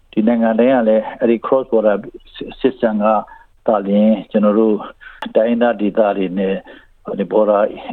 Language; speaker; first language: Burmese; non-native, local second language; Karen languages